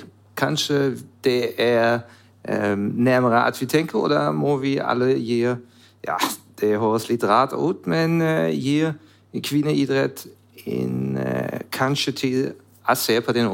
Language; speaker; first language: Norwegian; non-native, learner; German